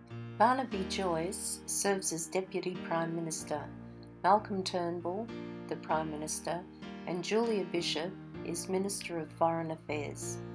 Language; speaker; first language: English; native; English